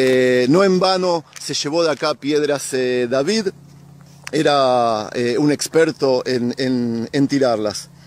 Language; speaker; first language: Spanish; native; Spanish